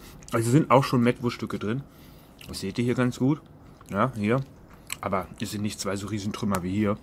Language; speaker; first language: German; native; German